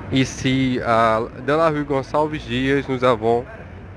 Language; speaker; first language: French; non-native, fluent; Portuguese